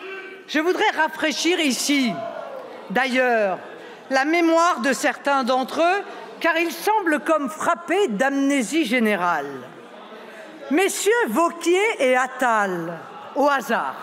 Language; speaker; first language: French; native; French